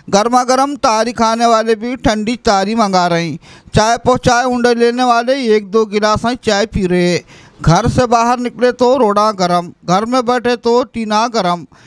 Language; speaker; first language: Hindi; non-native, local second language; Urdu